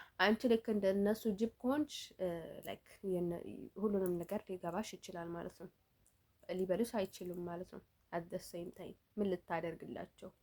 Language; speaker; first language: Amharic; native; Amharic